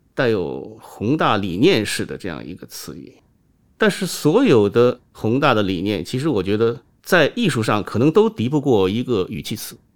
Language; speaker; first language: Chinese; non-native, local second language; Wu Chinese